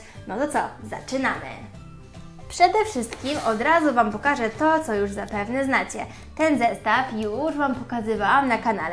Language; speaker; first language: Polish; native; Polish